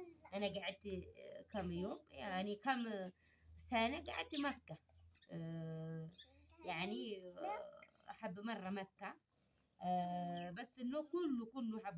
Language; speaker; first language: Arabic; early bilingual, other home language; Amharic